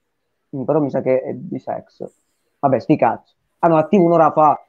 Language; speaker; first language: Italian; native; Italian